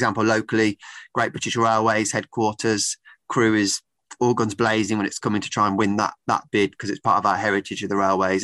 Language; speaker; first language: English; native; English